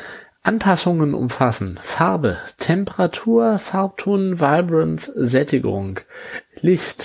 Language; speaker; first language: German; native; German